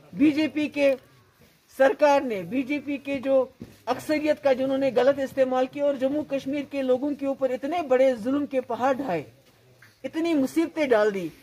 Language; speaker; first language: Urdu; non-native, local second language; Kashmiri